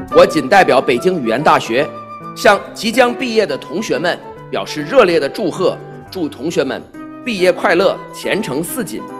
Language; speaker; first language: Chinese; non-native, fluent; Arabic